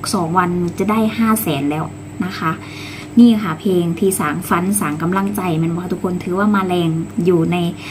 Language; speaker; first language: Thai; native; Thai